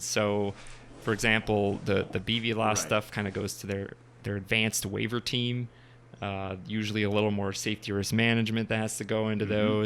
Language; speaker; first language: English; native; English